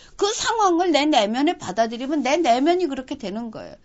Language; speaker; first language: Korean; native; Korean